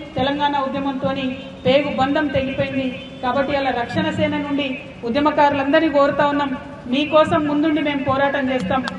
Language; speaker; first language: Telugu; native; Telugu